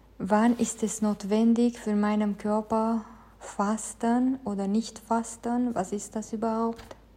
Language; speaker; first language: German; non-native, fluent; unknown